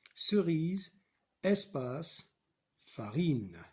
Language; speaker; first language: French; non-native, local second language; Arabic